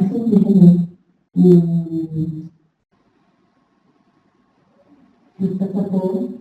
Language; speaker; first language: English; non-native, learner; Indonesian